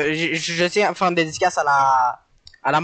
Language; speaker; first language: French; native; French